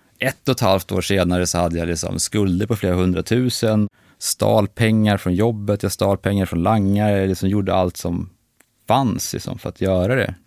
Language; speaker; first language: Swedish; native; Swedish